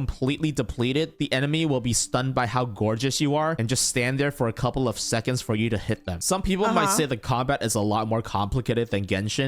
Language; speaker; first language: English; native; English